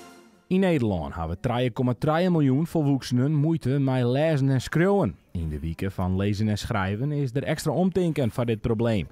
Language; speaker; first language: Dutch; non-native, local second language; Western Frisian